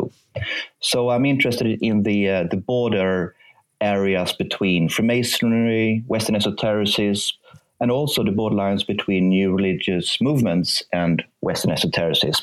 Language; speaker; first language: English; non-native, fluent; Swedish